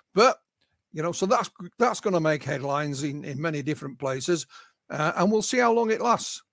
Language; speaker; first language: English; native; English